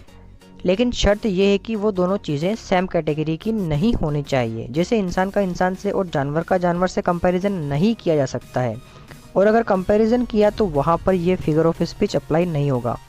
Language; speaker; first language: Hindi; native; Hindi